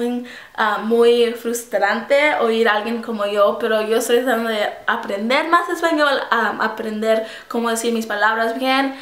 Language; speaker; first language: Spanish; early bilingual, heritage; Spanish